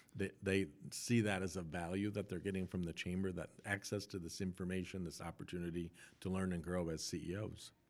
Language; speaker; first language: English; native; English